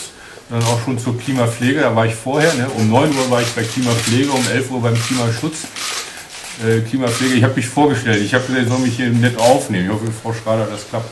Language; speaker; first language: German; native; German